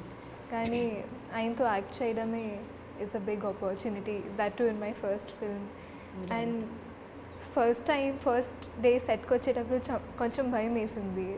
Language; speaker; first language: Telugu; non-native, learner; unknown